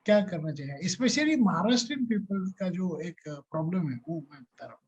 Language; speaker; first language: Hindi; non-native, local second language; Marathi